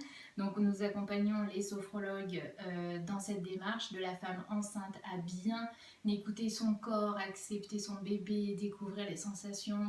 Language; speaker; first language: French; native; French